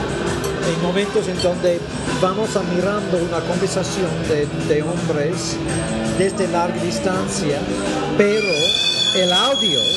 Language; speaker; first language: Spanish; non-native, fluent; English